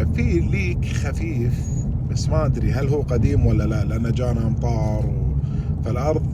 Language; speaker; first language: Arabic; native; Arabic